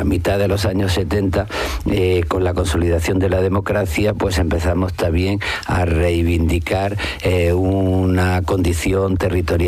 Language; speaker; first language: Spanish; native; Spanish